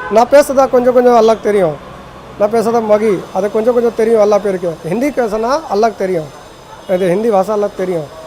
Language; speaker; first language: Tamil; non-native, learner; Hindi